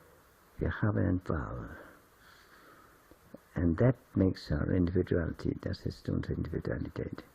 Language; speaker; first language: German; non-native, fluent; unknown